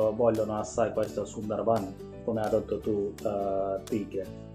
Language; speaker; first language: Italian; non-native, learner; Bangla